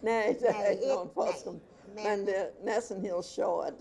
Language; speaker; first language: Danish; early bilingual, heritage; Danish